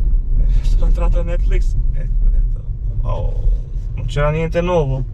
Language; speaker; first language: Italian; non-native, fluent; Albanian